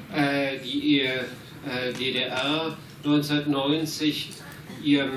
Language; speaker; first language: German; native; German